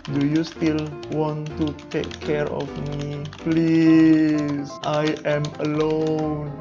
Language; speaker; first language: English; non-native, learner; Indonesian